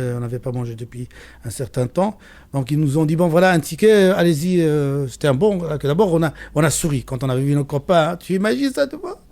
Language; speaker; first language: French; non-native, local second language; Arabic